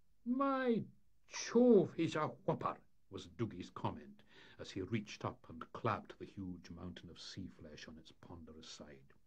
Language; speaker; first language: English; native; English